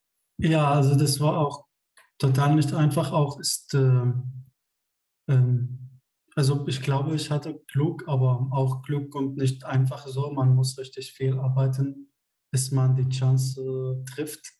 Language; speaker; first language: German; non-native, fluent; Arabic